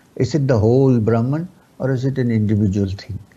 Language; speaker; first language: English; non-native, local second language; Urdu